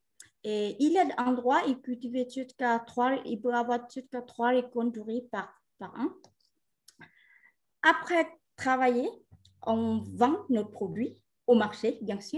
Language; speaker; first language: French; non-native, fluent; Vietnamese